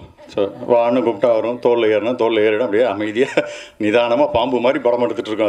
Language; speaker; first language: Tamil; native; Tamil